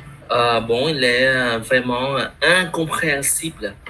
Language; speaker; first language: French; non-native, fluent; Vietnamese